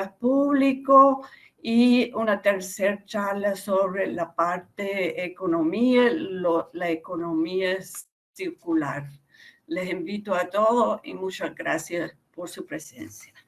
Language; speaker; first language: Spanish; non-native, fluent; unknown